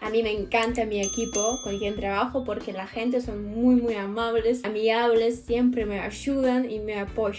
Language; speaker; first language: Spanish; non-native, fluent; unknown